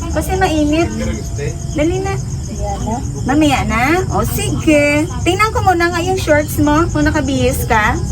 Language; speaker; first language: Filipino; non-native, local second language; Hiligaynon